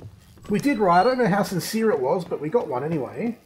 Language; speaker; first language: English; native; English